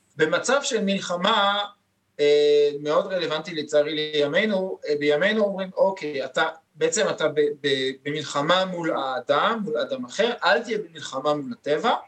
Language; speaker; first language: Hebrew; non-native, fluent; French